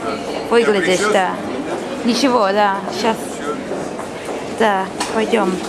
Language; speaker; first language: Russian; non-native, learner; English